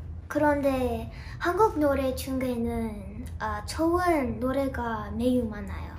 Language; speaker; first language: Korean; non-native, learner; English